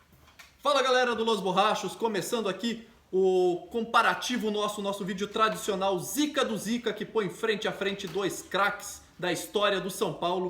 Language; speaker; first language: Portuguese; native; Portuguese